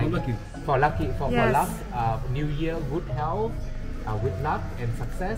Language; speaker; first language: English; non-native, fluent; Vietnamese